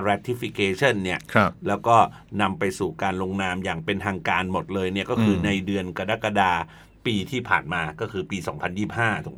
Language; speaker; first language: Thai; native; Thai